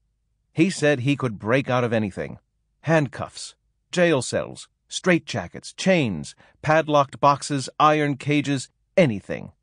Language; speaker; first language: English; native; English